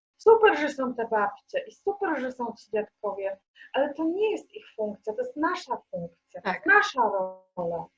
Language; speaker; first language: Polish; native; Polish